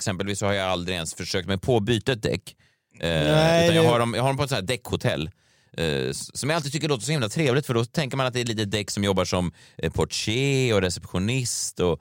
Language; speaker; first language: Swedish; native; Swedish